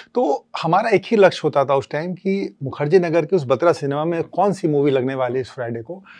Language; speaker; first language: Hindi; native; Hindi